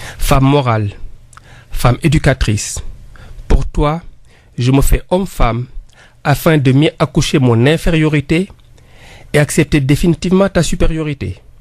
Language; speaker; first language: French; non-native, local second language; Wolof